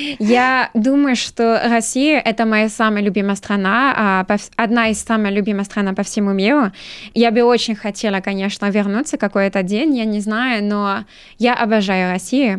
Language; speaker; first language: Russian; non-native, learner; French